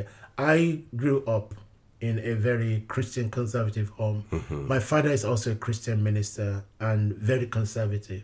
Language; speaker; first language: English; non-native, local second language; Yoruba